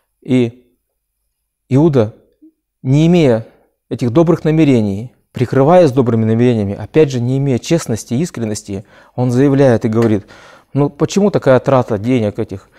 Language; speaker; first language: Russian; native; Russian